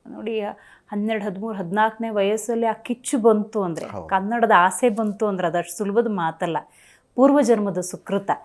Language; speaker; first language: Kannada; native; Kannada